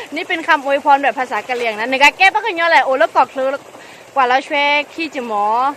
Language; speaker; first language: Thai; non-native, local second language; S'gaw Karen